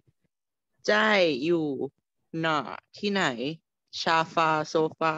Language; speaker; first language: Chinese; non-native, learner; Thai